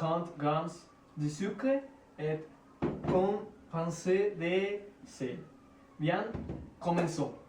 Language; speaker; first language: French; non-native, learner; Spanish